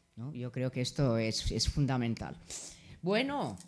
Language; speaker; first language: Spanish; non-native, fluent; English